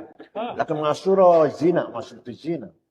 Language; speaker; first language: Arabic; non-native, fluent; Indonesian